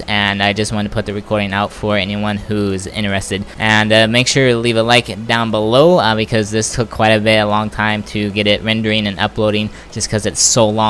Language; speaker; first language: English; native; English